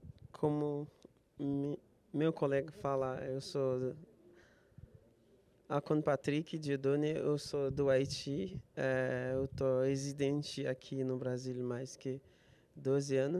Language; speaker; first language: Portuguese; non-native, fluent; Haitian Creole